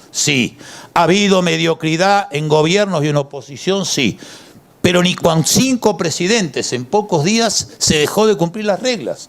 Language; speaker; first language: Spanish; native; Spanish